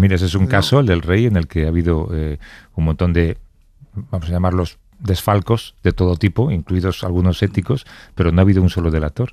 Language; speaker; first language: Spanish; native; Spanish